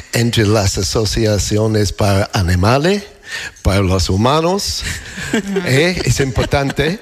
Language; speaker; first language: Spanish; non-native, learner; English